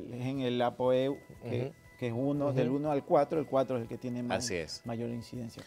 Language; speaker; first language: Spanish; native; Spanish